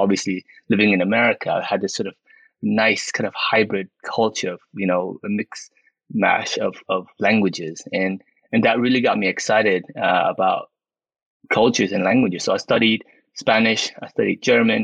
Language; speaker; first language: English; early bilingual, other home language; Min Nan Chinese